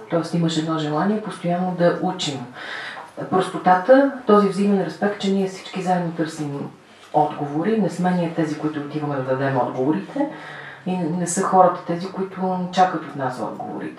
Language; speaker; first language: Bulgarian; native; Bulgarian